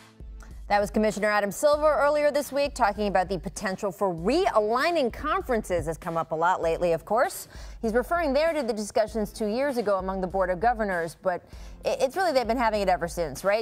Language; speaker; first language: English; native; English